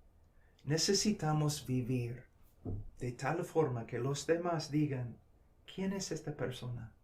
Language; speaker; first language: Spanish; non-native, fluent; English